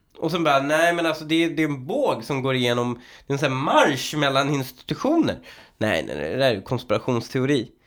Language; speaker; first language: Swedish; early bilingual, other home language; Persian